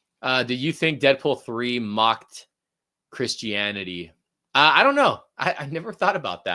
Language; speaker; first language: English; native; English